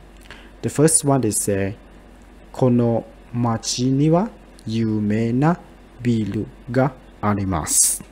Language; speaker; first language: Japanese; non-native, fluent; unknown